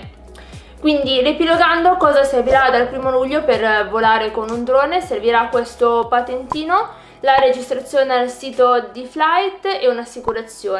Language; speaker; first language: Italian; native; Italian